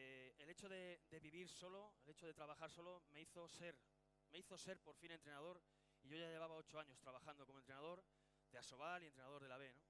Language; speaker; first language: Spanish; native; Spanish